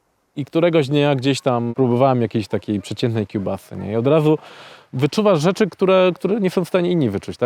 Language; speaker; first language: Polish; native; Polish